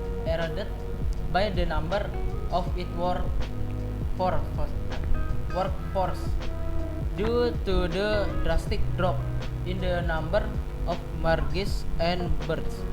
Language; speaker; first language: English; non-native, learner; Indonesian